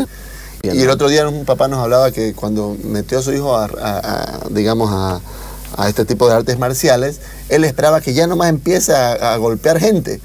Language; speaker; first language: Spanish; native; Spanish